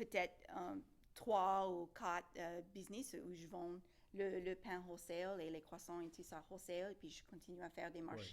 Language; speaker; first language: French; non-native, local second language; English